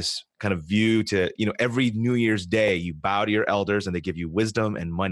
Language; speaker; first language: English; native; English